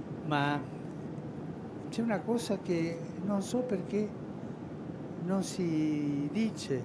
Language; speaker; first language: Italian; non-native, fluent; Spanish